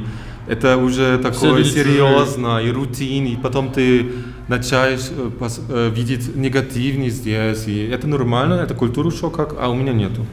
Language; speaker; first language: Russian; early bilingual, heritage; German